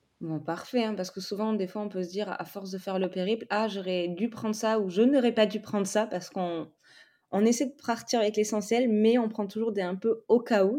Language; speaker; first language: French; native; French